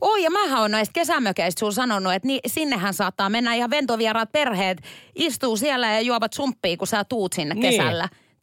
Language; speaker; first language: Finnish; native; Finnish